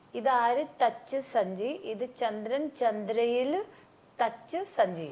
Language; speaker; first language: Malayalam; early bilingual, heritage; Malayalam